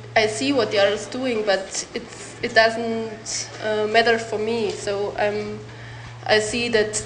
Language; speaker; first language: English; non-native, learner; German